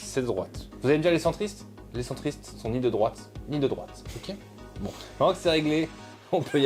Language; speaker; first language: French; native; French